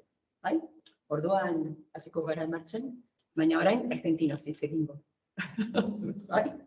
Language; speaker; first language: Basque; non-native, fluent; Spanish